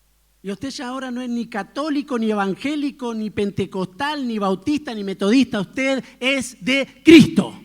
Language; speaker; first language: Spanish; native; Spanish